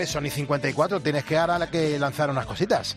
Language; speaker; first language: Spanish; native; Spanish